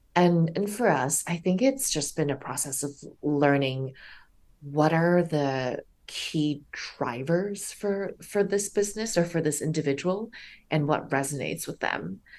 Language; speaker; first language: English; early bilingual, other home language; Chinese